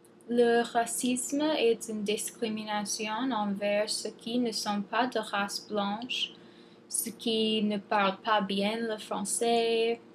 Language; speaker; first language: French; non-native, fluent; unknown